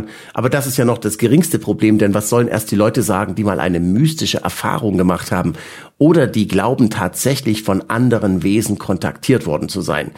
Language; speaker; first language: German; native; German